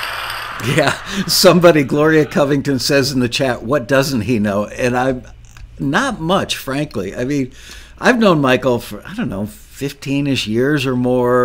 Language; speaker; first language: English; native; English